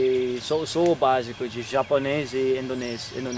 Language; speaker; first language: Portuguese; non-native, learner; Dutch